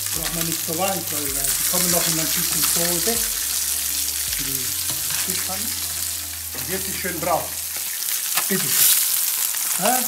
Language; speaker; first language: German; non-native, fluent; Italian